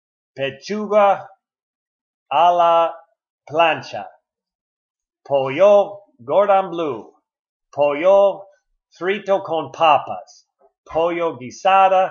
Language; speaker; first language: Spanish; non-native, learner; English